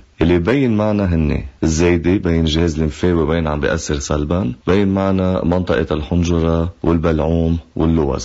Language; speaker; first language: Arabic; native; Arabic